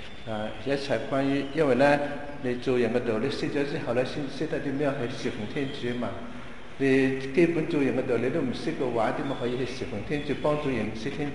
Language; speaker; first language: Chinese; non-native, fluent; Cantonese